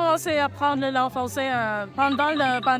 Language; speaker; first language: French; non-native, fluent; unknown